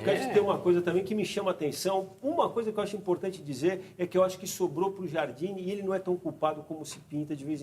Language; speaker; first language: Portuguese; native; Portuguese